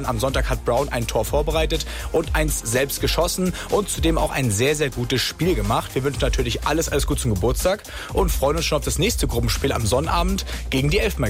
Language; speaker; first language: German; native; German